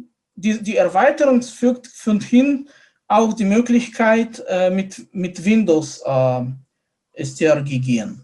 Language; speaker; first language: German; non-native, fluent; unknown